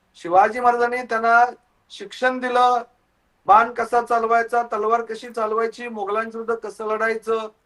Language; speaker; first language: Marathi; native; Marathi